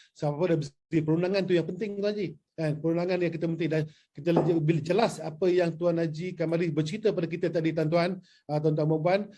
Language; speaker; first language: Malay; non-native, local second language; Chinese